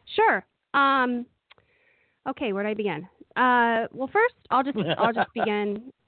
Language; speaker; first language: English; native; English